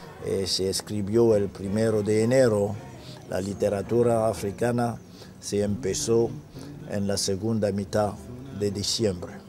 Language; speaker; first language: Spanish; non-native, fluent; French